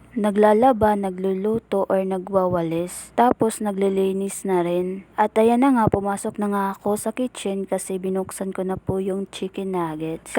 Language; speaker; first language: Filipino; non-native, local second language; Cebuano